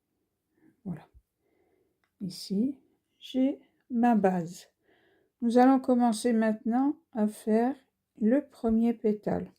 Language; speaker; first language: French; native; French